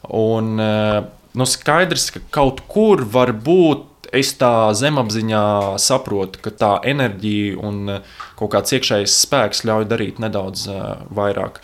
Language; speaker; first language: Latvian; non-native, local second language; Russian